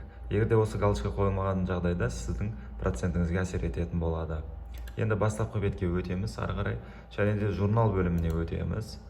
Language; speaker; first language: Kazakh; native; Kazakh